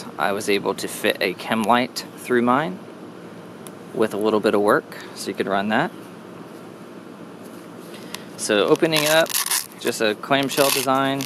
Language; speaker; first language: English; native; English